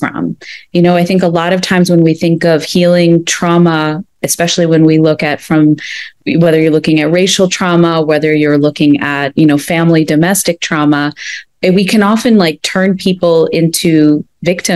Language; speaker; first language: English; native; English